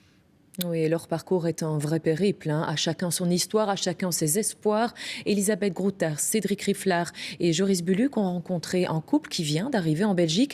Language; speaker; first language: French; native; French